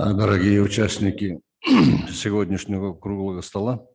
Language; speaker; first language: Russian; non-native, local second language; Kyrgyz